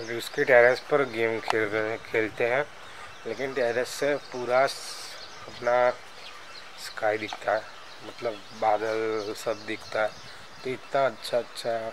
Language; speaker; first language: Hindi; non-native, local second language; Gujarati